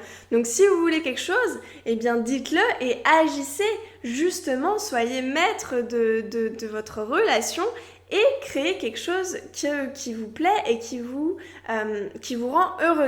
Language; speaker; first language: French; native; French